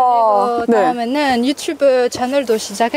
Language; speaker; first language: Korean; non-native, learner; French